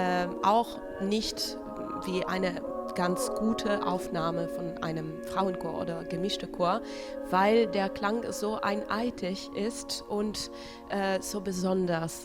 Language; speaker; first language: German; non-native, fluent; Italian